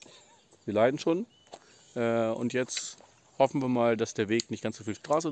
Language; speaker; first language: German; native; German